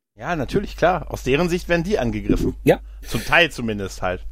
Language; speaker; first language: German; native; German